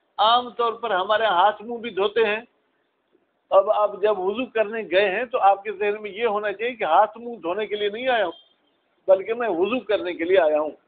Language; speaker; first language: Urdu; non-native, local second language; Sindhi